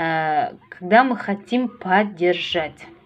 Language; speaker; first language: Russian; non-native, local second language; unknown